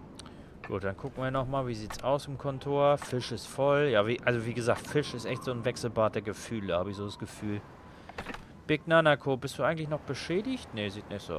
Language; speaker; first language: German; native; German